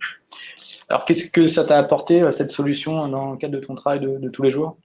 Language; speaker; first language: French; native; French